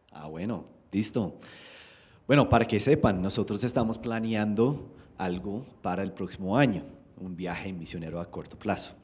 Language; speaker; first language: Spanish; non-native, fluent; English